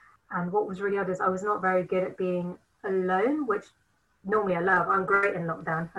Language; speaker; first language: English; native; English